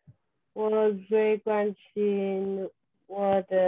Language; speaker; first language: Chinese; non-native, learner; English